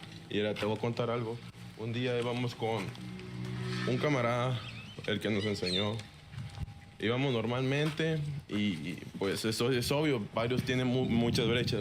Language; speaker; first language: Spanish; native; Spanish